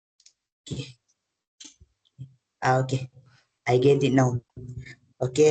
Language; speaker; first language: English; non-native, learner; Malay